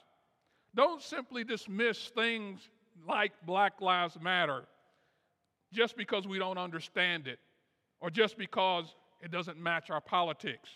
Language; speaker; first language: English; native; English